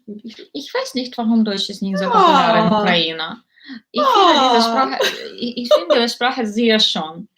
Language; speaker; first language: German; non-native, learner; Russian